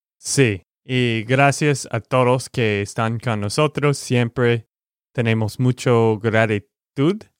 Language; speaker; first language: Spanish; non-native, fluent; English